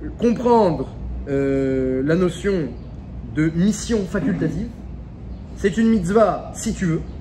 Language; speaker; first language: French; native; French